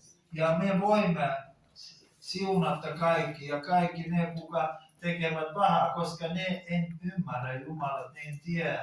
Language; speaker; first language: Finnish; non-native, learner; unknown